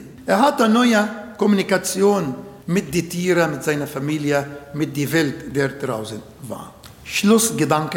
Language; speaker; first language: German; non-native, learner; Arabic